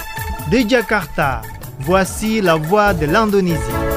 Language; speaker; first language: French; non-native, fluent; Indonesian